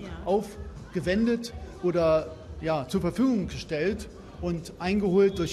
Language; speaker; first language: German; native; German